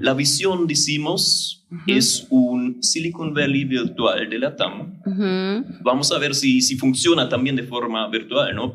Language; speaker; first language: Spanish; non-native, fluent; German